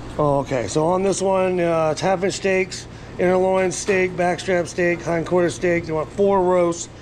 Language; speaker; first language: English; native; English